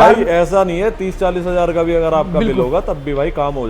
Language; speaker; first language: Hindi; native; Hindi